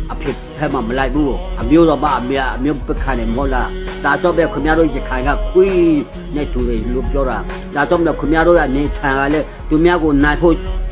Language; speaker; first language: Burmese; non-native, local second language; Hakha Chin